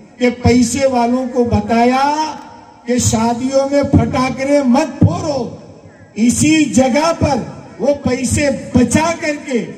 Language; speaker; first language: Hindi; non-native, local second language; Gujarati